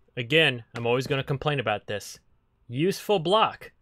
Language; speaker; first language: English; native; English